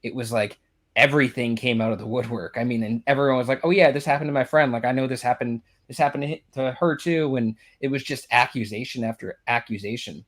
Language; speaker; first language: English; native; English